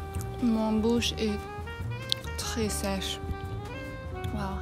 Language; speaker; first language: French; non-native, learner; English